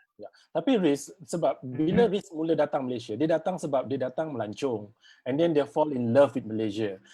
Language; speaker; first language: Malay; native; Malay